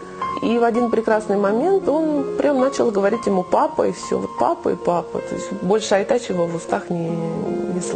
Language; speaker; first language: Russian; native; Russian